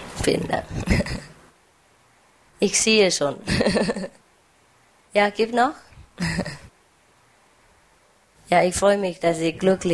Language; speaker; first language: German; non-native, fluent; Vietnamese